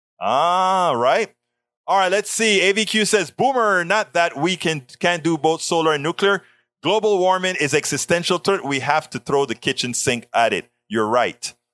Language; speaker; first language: English; non-native, fluent; Spanish